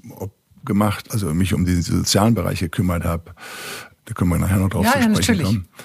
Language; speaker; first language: German; native; German